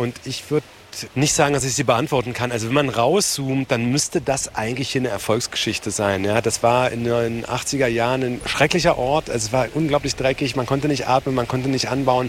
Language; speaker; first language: German; native; German